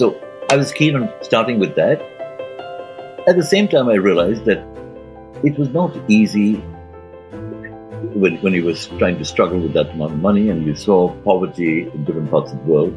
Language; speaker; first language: English; non-native, local second language; Urdu